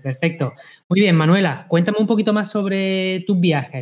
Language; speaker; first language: Spanish; native; Spanish